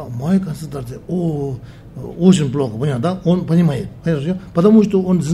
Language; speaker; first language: Russian; non-native, learner; Tibetan